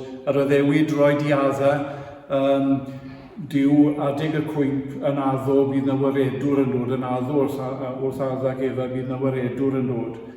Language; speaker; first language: Welsh; native; Welsh